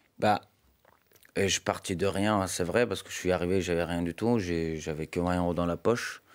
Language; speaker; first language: French; non-native, fluent; Persian